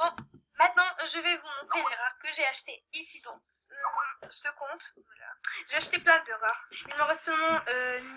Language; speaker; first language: French; native; French